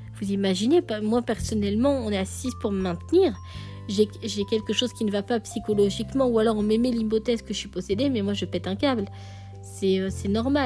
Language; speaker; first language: French; native; French